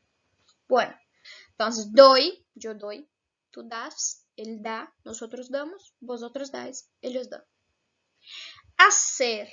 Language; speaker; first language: Spanish; non-native, fluent; Portuguese